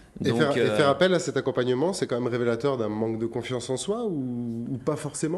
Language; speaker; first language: French; native; French